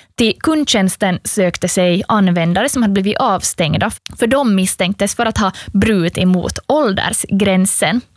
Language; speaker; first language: Swedish; native; Swedish